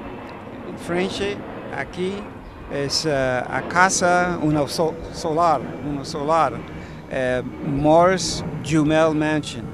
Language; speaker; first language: Portuguese; non-native, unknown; English